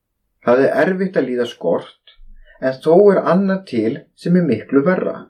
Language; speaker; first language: Icelandic; native; Icelandic